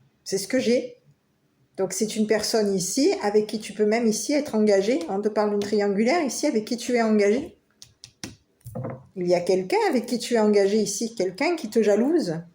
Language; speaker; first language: French; native; French